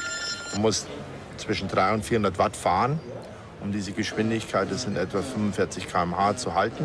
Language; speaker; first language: German; native; German